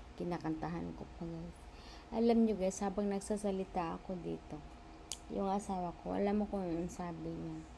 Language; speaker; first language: Filipino; non-native, local second language; Cebuano